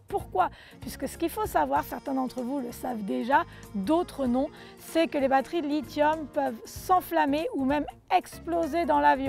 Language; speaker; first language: French; native; French